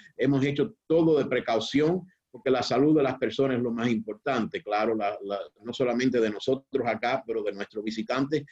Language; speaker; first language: Spanish; early bilingual, heritage; Spanish